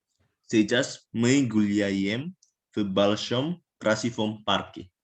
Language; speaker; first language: Russian; non-native, learner; Indonesian